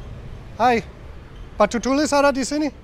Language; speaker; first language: Indonesian; non-native, learner; English